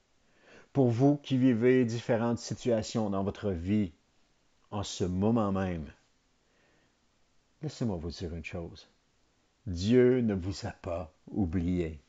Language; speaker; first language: French; native; French